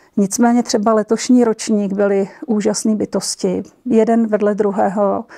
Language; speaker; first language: Czech; native; Czech